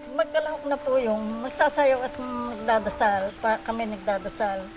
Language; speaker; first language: Filipino; native; Filipino